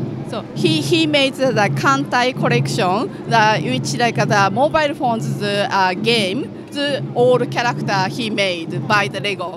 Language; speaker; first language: English; non-native, learner; Japanese